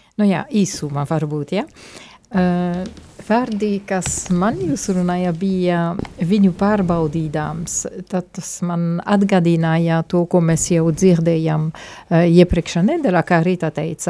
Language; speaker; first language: Latvian; non-native, fluent; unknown